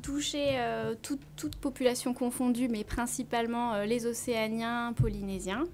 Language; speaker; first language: French; native; French